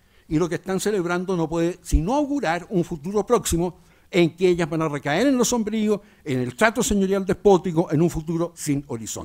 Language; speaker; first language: Spanish; native; Spanish